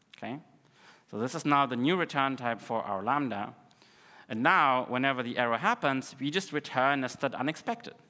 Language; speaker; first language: English; non-native, fluent; Russian